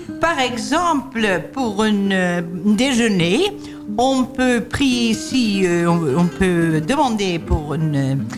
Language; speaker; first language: French; non-native, learner; Dutch